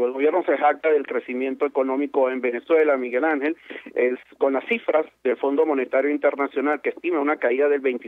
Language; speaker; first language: Spanish; native; Spanish